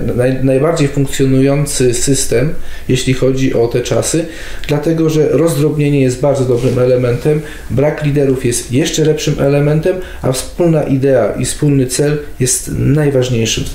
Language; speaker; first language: Polish; native; Polish